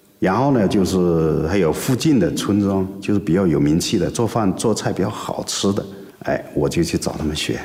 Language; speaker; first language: Chinese; non-native, local second language; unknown